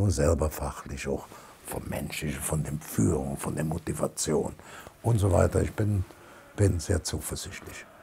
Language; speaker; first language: German; native; German